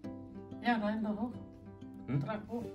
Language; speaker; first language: German; non-native, learner; Indonesian